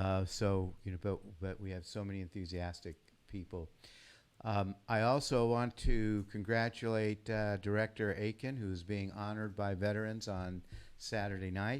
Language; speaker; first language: English; native; English